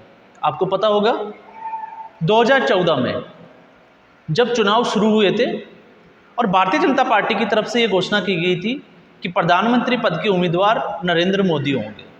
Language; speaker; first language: Hindi; native; Hindi